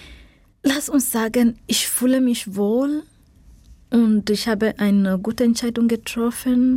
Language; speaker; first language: German; non-native, learner; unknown